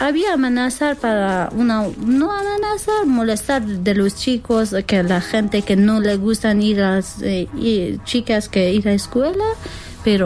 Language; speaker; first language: Spanish; non-native, learner; Persian